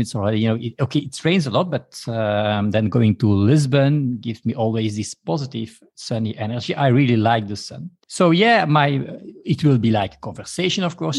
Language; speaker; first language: English; non-native, fluent; Dutch